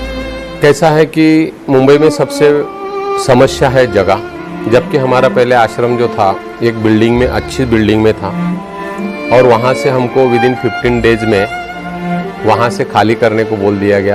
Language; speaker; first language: Hindi; native; Hindi